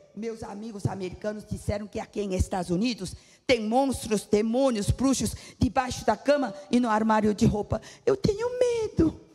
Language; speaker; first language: Portuguese; non-native, fluent; Korean